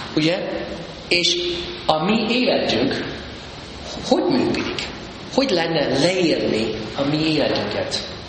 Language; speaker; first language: Hungarian; early bilingual, heritage; Hungarian